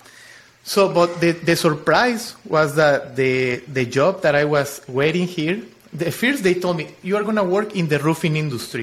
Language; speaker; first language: English; non-native, fluent; Spanish